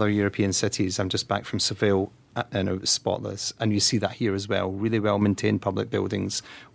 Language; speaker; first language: English; native; English